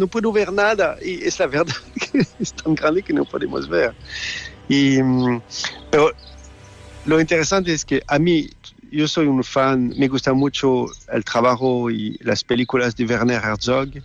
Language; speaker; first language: Spanish; non-native, learner; French